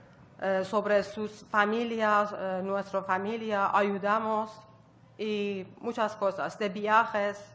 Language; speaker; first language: Spanish; non-native, learner; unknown